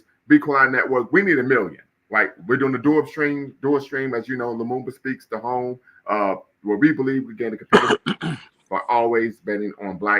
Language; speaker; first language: English; native; English